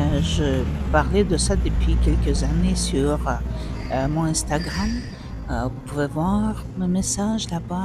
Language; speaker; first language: French; non-native, fluent; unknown